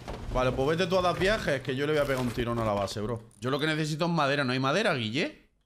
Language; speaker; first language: Spanish; native; Spanish